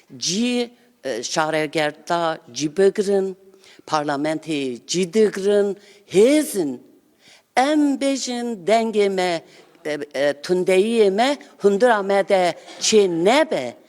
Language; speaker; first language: Kurdish; non-native, local second language; Zaza